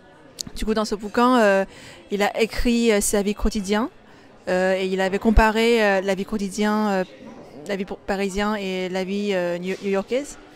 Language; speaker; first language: French; non-native, fluent; Chinese